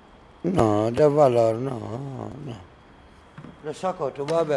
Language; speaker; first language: Spanish; non-native, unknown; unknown